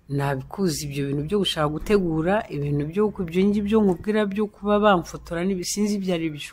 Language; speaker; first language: Kinyarwanda; early bilingual, heritage; Kinyarwanda